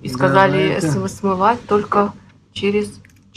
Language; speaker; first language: Russian; native; Russian